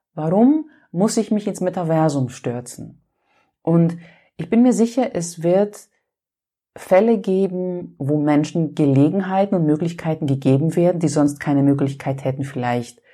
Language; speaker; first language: German; non-native, fluent; Greek